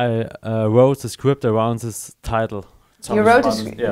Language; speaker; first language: English; non-native, learner; German